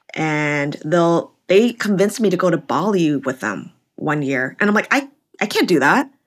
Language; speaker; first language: English; native; English